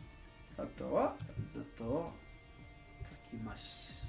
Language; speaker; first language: Japanese; non-native, learner; English